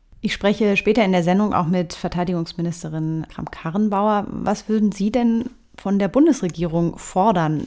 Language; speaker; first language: German; native; German